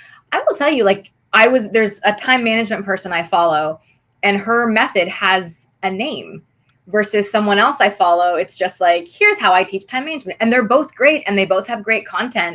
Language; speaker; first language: English; native; English